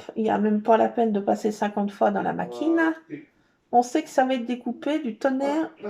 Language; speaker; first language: French; native; French